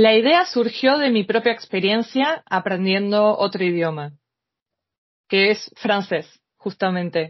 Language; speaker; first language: Spanish; native; Spanish